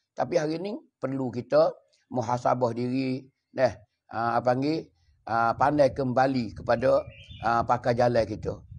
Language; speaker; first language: Malay; native; Malay